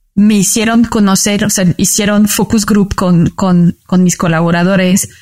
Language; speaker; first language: Spanish; non-native, fluent; French